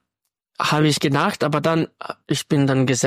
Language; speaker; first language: German; non-native, fluent; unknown